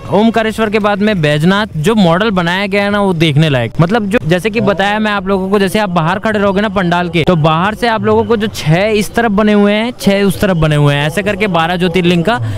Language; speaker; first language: Hindi; native; Hindi